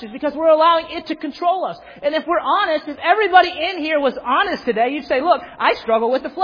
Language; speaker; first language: English; native; English